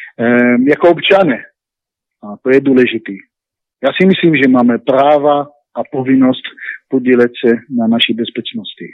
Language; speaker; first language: Czech; non-native, learner; Hebrew